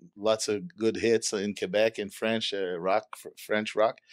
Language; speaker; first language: English; non-native, fluent; French